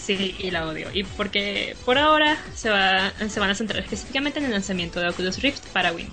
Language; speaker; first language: Spanish; native; Spanish